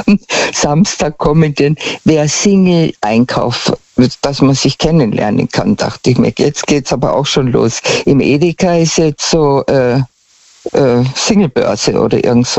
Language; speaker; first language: German; native; German